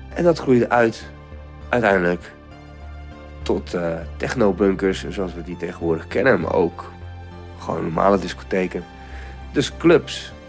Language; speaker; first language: Dutch; early bilingual, other home language; Bulgarian